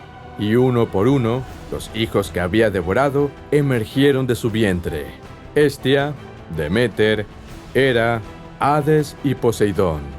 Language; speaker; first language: Spanish; native; Spanish